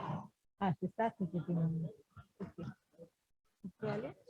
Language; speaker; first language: French; non-native, fluent; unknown